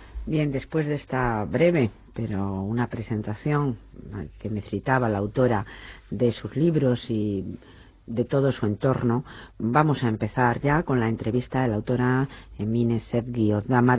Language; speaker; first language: Spanish; native; Spanish